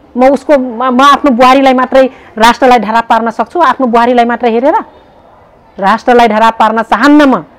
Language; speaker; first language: Nepali; non-native, local second language; Rana Tharu